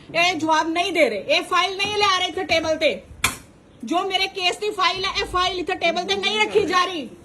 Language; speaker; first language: Hindi; non-native, local second language; Punjabi